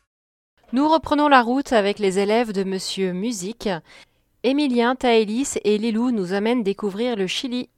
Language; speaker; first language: French; native; French